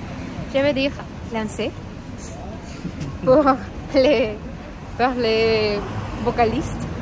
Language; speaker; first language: French; non-native, learner; Spanish